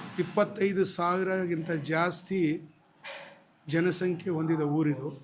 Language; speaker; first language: Kannada; non-native, local second language; Urdu